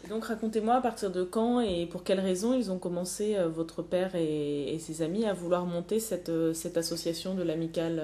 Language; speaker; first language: French; native; French